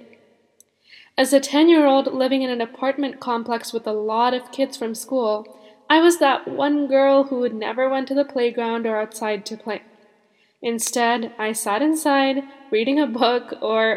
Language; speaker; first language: English; early bilingual, other home language; Malayalam